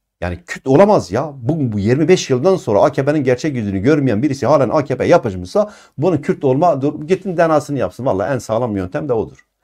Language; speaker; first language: Turkish; non-native, local second language; Kurdish